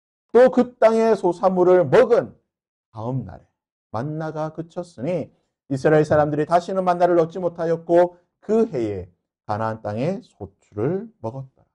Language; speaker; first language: Korean; native; Korean